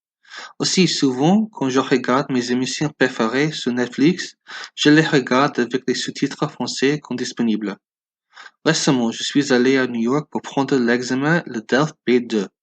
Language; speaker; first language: French; non-native, fluent; English